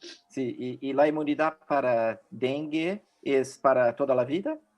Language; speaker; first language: Spanish; non-native, fluent; Portuguese